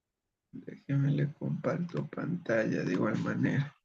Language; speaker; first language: Spanish; native; Spanish